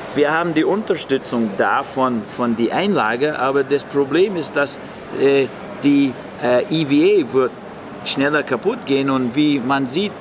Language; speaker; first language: German; non-native, fluent; English